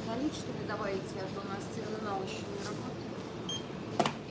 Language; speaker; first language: Russian; native; Russian